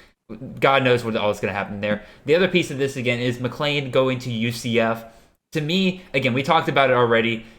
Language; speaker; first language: English; native; English